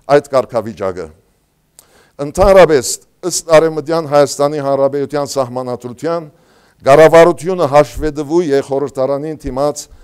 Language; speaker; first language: Armenian; early bilingual, heritage; Armenian